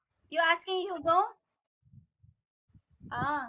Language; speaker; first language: English; non-native, local second language; Filipino